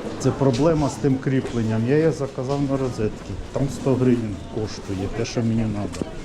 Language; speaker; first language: Ukrainian; native; Ukrainian